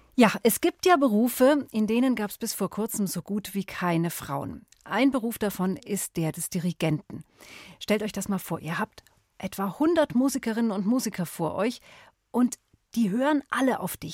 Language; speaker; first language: German; native; German